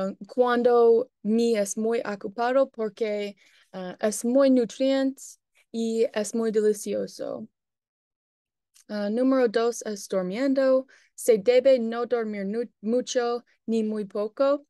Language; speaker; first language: Spanish; non-native, learner; English